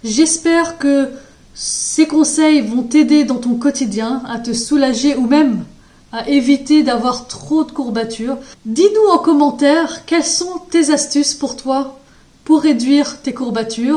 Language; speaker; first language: French; native; French